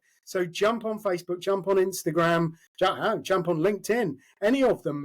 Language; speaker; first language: English; native; English